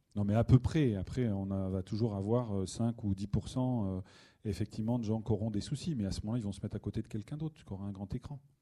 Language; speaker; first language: French; native; French